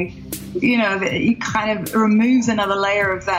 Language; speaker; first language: English; native; English